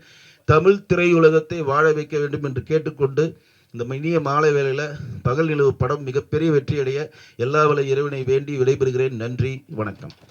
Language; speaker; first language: Tamil; native; Tamil